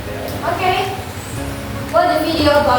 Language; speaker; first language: English; non-native, learner; Indonesian